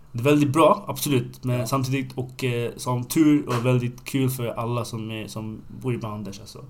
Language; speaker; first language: Swedish; non-native, fluent; Bangla